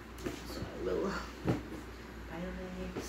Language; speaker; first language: English; non-native, local second language; Filipino